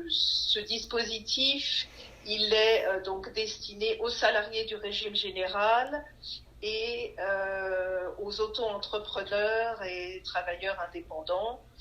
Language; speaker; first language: French; native; French